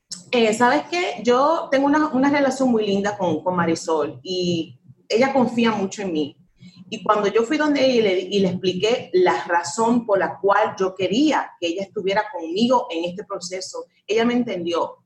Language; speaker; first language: Spanish; early bilingual, heritage; Spanish